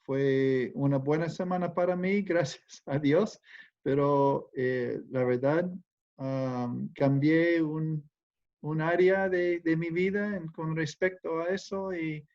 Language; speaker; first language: Spanish; non-native, fluent; English